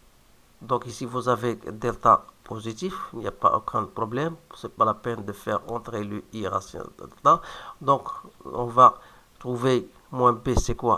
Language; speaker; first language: French; non-native, local second language; Arabic